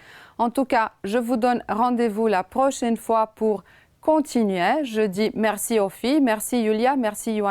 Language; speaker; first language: French; non-native, fluent; Romanian